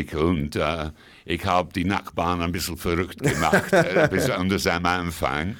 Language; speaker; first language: German; non-native, fluent; English